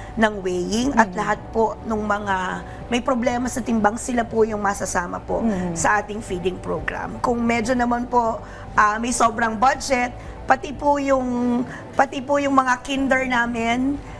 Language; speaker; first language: Filipino; native; Filipino